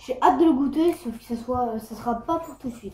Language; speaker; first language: French; native; French